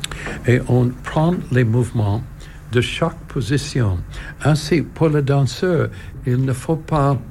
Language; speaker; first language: French; non-native, learner; English